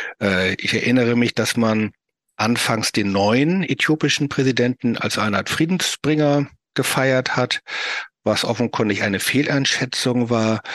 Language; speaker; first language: German; native; German